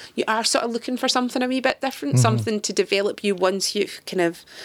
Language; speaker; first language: English; native; English